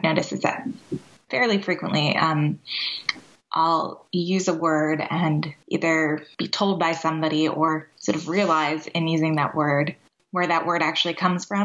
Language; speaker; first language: English; native; English